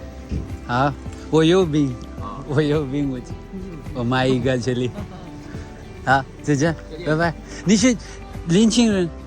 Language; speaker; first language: Chinese; non-native, learner; Urdu